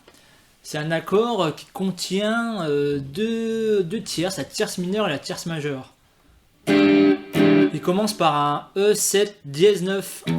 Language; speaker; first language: French; native; French